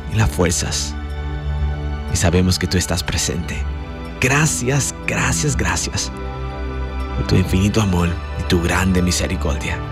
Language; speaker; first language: Spanish; early bilingual, heritage; Spanish